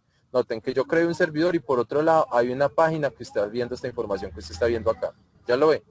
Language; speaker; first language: Spanish; native; Spanish